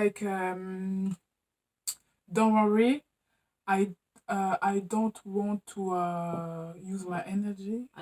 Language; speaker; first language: English; non-native, learner; French